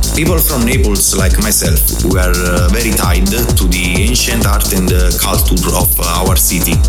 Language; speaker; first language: English; non-native, fluent; Italian